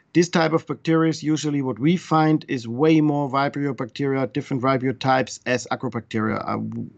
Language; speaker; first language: English; non-native, fluent; German